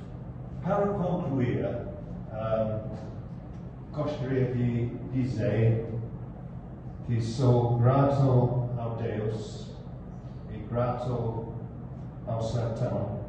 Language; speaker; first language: Portuguese; non-native, fluent; English